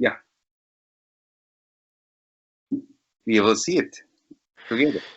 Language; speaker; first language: English; non-native, learner; Turkish